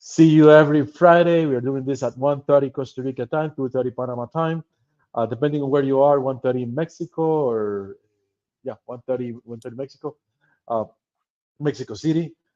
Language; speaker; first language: English; non-native, fluent; Spanish